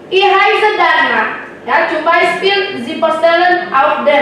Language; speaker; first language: German; non-native, learner; Indonesian